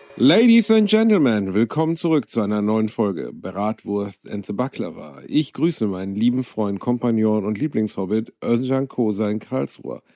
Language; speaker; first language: German; native; German